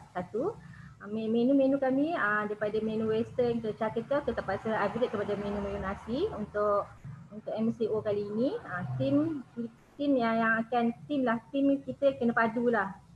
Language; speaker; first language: Malay; native; Malay